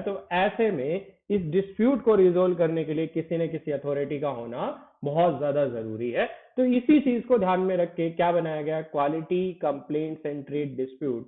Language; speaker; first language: Hindi; native; Hindi